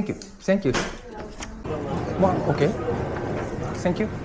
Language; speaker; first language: English; non-native, learner; Japanese